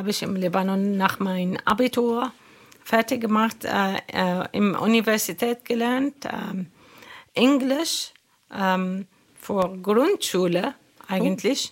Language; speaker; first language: German; non-native, learner; Arabic